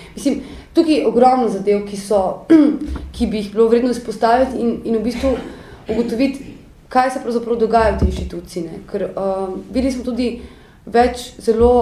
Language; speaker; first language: Slovenian; native; Slovenian